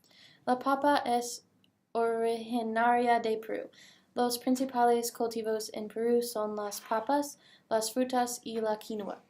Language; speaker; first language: Spanish; non-native, learner; English